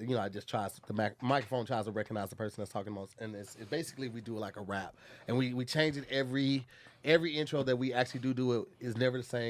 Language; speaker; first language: English; native; English